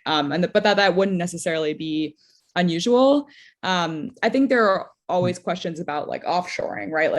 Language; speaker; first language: English; native; English